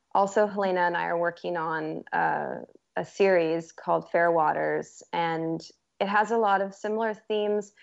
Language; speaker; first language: English; native; English